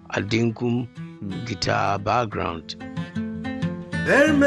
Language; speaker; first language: English; non-native, local second language; Akan